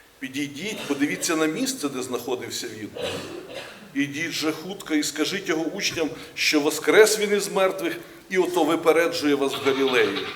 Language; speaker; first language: Ukrainian; native; Ukrainian